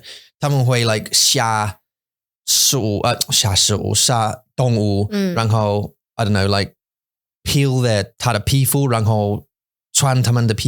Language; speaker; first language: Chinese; non-native, learner; English